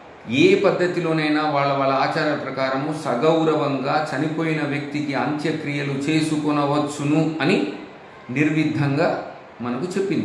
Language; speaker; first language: Telugu; native; Telugu